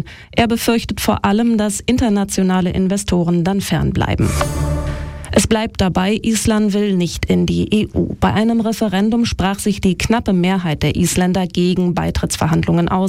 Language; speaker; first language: German; native; German